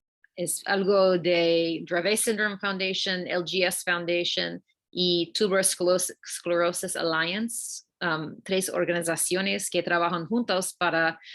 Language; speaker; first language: Spanish; non-native, learner; English